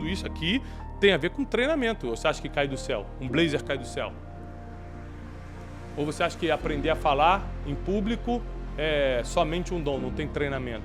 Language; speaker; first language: Portuguese; native; Portuguese